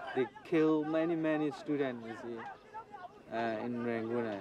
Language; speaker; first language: English; non-native, learner; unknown